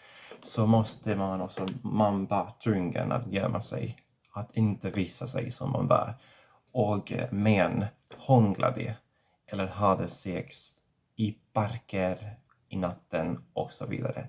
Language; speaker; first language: Swedish; non-native, fluent; Catalan